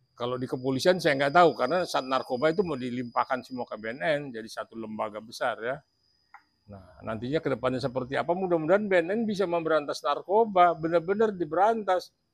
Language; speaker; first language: Indonesian; native; Indonesian